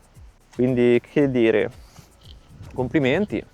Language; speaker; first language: Italian; native; Italian